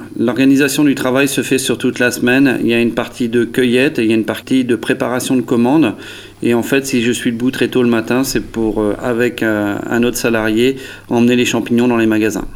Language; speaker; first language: French; native; French